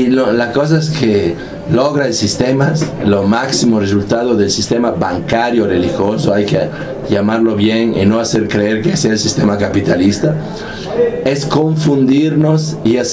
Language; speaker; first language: Spanish; non-native, fluent; Italian